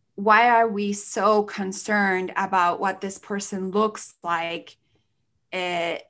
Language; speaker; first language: English; early bilingual, other home language; Spanish